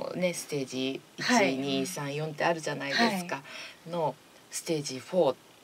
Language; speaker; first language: Japanese; native; Japanese